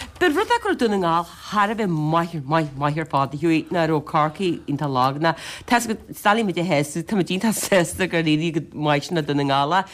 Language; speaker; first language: Irish; native; Irish